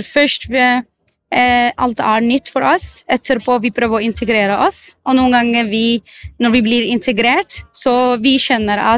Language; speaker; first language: Norwegian; non-native, fluent; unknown